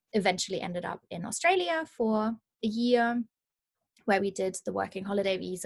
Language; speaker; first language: English; non-native, fluent; German